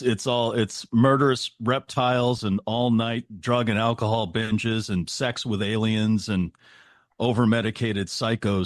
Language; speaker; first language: English; native; English